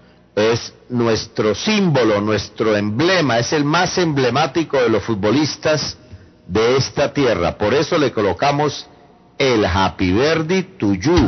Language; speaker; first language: Spanish; native; Spanish